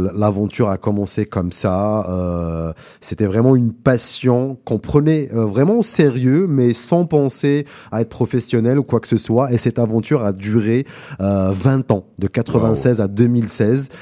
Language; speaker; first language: French; non-native, local second language; Russian